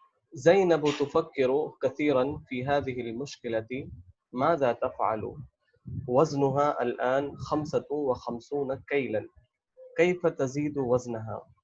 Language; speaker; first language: Arabic; non-native, fluent; Urdu